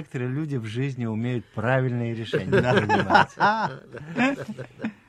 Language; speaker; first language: Russian; native; Russian